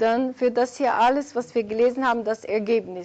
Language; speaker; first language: German; non-native, fluent; Portuguese